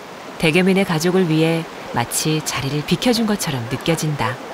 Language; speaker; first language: Korean; native; Korean